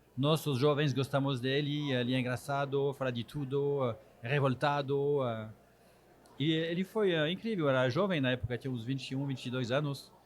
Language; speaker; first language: Portuguese; non-native, fluent; French